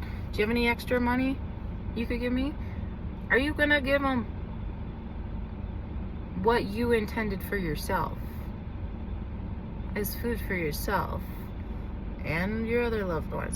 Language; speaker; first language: English; native; English